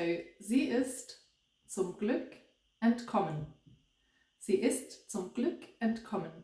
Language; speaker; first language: German; non-native, fluent; English